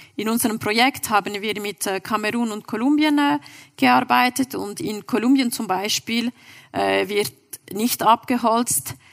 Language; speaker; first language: German; non-native, local second language; French